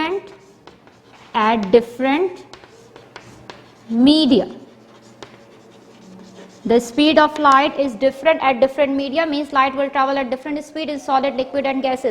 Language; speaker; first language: English; non-native, local second language; Urdu